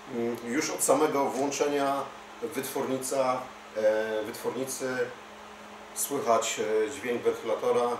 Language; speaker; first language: Polish; native; Polish